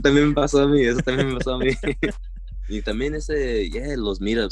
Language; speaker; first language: Spanish; early bilingual, heritage; Spanish